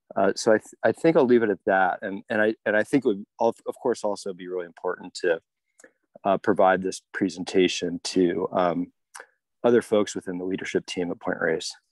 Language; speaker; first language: English; native; English